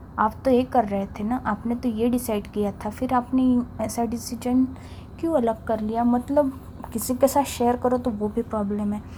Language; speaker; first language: Hindi; non-native, local second language; Marathi